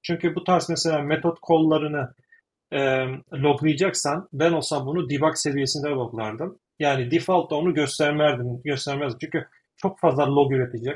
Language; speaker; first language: Turkish; native; Turkish